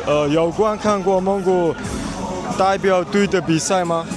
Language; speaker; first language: Chinese; non-native, fluent; Mongolian